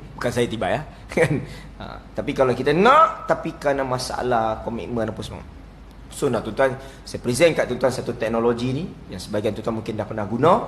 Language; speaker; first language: Malay; native; Malay